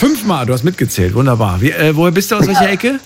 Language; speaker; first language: German; native; German